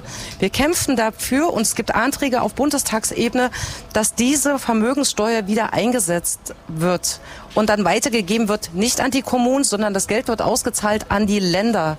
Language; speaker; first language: German; native; German